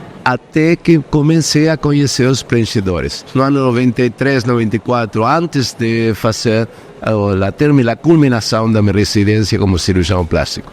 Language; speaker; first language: Portuguese; non-native, fluent; Spanish